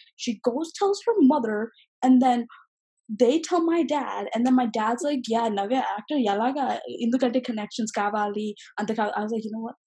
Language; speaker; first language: English; native; English